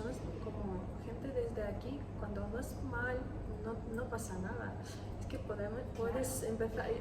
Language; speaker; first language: Spanish; non-native, learner; Ukrainian